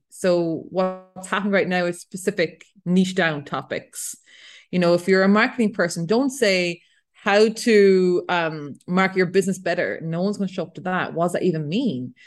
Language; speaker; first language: English; native; English